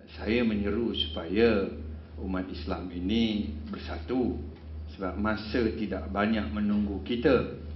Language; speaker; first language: Malay; non-native, local second language; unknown